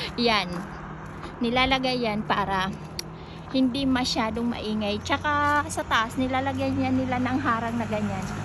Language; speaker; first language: Filipino; non-native, local second language; Waray